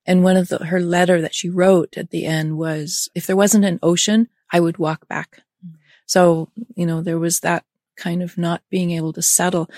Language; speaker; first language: English; early bilingual, other home language; German